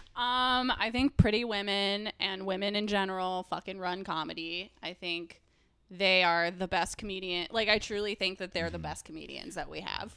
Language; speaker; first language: English; native; English